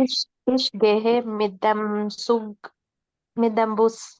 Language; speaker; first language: German; non-native, learner; Urdu